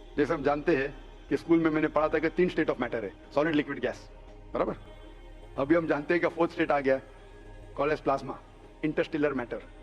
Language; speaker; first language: Hindi; non-native, local second language; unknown